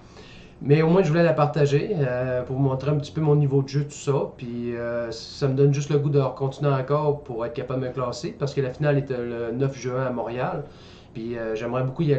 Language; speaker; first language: French; native; French